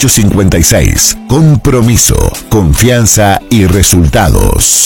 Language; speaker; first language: Spanish; native; Spanish